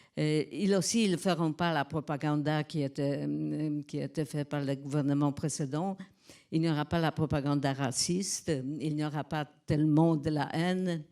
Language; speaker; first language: French; non-native, fluent; Polish